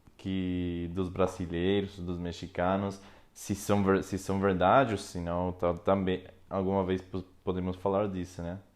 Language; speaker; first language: Portuguese; non-native, learner; Spanish